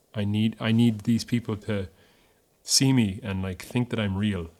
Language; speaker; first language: English; native; English